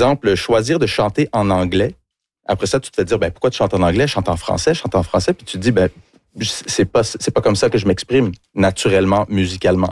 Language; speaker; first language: French; early bilingual, other home language; English